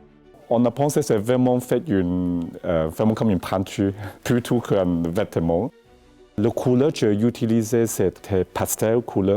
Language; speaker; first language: French; non-native, learner; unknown